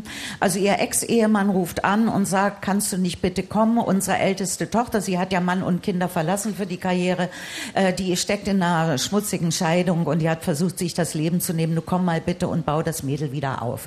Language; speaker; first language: German; native; German